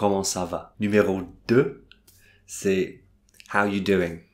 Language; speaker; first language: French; non-native, fluent; English